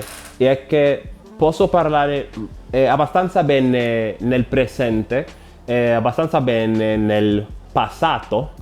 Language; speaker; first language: Italian; non-native, learner; Spanish